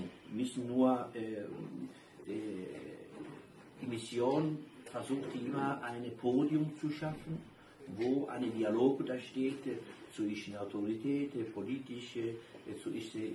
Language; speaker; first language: German; non-native, fluent; Albanian